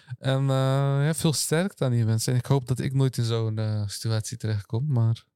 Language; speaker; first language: Dutch; early bilingual, other home language; Turkish